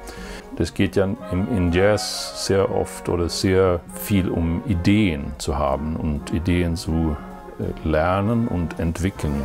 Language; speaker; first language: German; non-native, fluent; Swedish